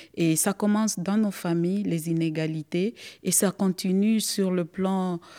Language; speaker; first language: French; non-native, local second language; Swahili